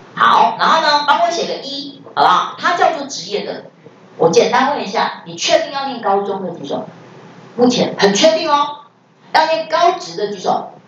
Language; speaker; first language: Chinese; native; Chinese